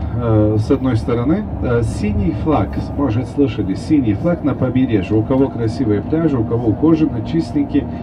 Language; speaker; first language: Russian; non-native, fluent; Turkish